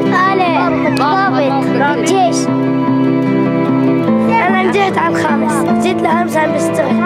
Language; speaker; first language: Arabic; native; Arabic